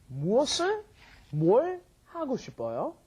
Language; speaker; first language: Korean; non-native, fluent; English